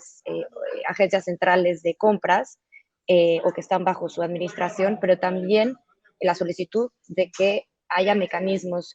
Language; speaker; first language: Spanish; native; Spanish